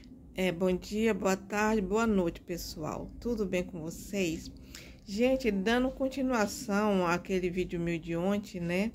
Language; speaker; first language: Portuguese; native; Portuguese